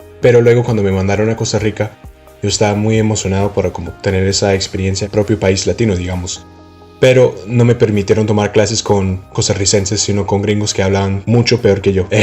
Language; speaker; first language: Spanish; non-native, fluent; English